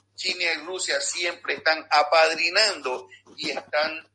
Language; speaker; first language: Spanish; native; Spanish